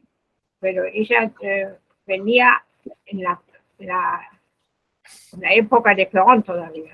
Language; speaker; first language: Spanish; non-native, fluent; German